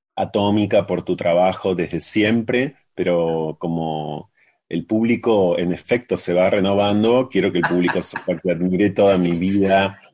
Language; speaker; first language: Spanish; native; Spanish